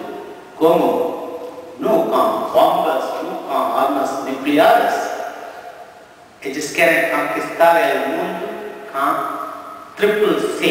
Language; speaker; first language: Spanish; non-native, fluent; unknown